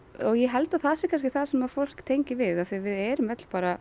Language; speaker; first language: Icelandic; native; Icelandic